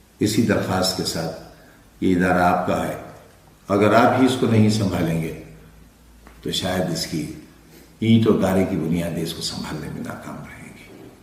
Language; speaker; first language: Urdu; native; Urdu